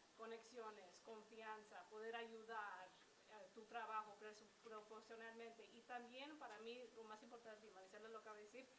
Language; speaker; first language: Spanish; early bilingual, heritage; Spanish